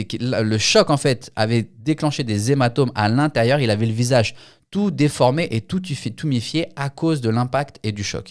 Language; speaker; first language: French; native; French